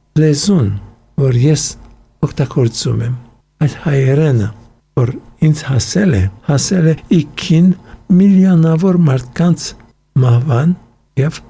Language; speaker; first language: Armenian; early bilingual, heritage; Armenian